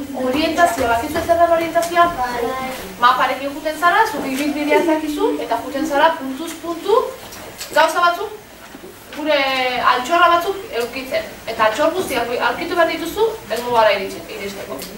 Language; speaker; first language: Basque; native; Basque